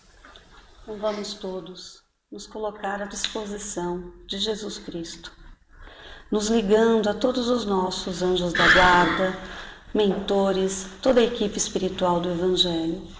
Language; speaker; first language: Portuguese; native; Portuguese